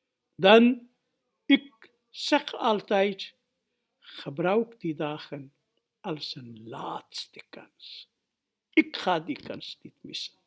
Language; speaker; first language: Dutch; non-native, fluent; Urdu